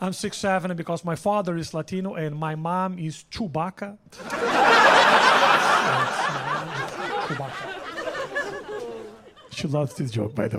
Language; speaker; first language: English; non-native, fluent; Portuguese